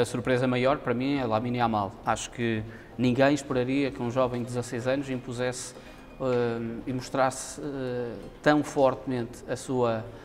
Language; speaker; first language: Portuguese; native; Portuguese